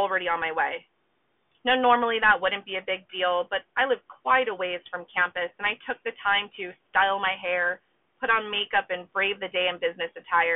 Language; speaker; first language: English; native; English